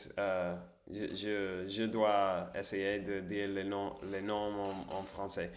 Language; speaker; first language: French; non-native, learner; English